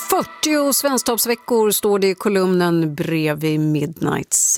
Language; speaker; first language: Swedish; native; Swedish